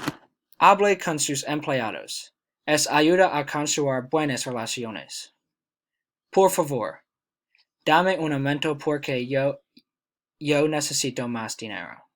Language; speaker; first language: Spanish; non-native, learner; English